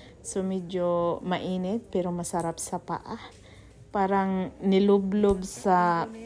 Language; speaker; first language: Filipino; non-native, local second language; Cebuano